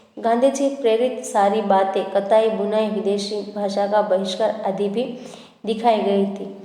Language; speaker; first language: Hindi; non-native, local second language; Gujarati